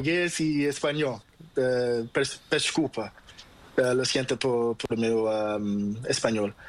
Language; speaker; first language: Spanish; non-native, learner; Portuguese